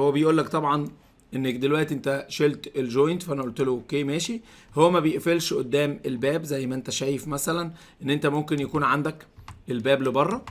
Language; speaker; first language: Arabic; native; Arabic